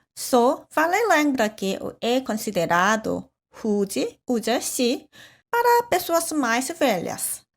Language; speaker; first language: Portuguese; non-native, fluent; Korean